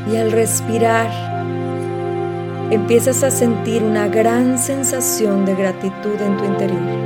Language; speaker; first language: Spanish; native; Spanish